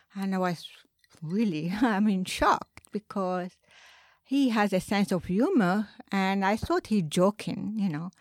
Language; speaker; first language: English; non-native, fluent; Arabic